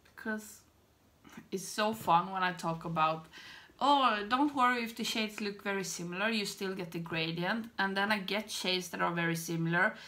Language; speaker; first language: English; non-native, fluent; Swedish